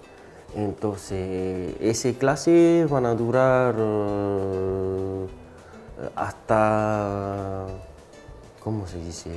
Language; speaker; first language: Spanish; non-native, fluent; French